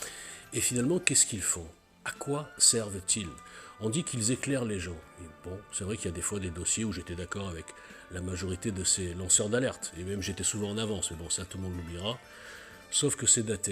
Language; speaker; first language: French; native; French